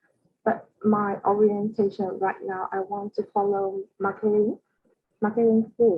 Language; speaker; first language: English; non-native, learner; Vietnamese